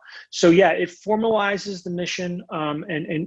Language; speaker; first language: English; native; English